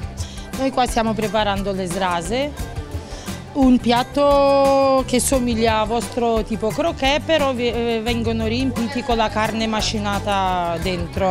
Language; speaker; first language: Italian; non-native, fluent; Ukrainian